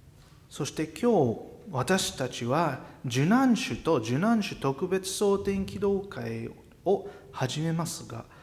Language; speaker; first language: Japanese; non-native, fluent; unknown